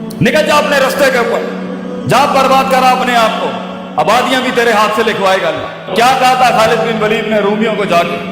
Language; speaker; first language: Urdu; non-native, local second language; Punjabi